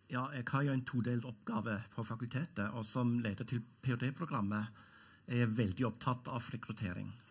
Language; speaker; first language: Norwegian; non-native, fluent; German